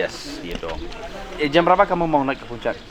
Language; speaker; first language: Indonesian; non-native, learner; English